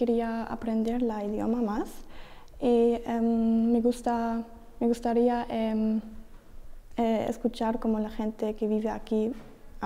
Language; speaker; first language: Spanish; non-native, learner; German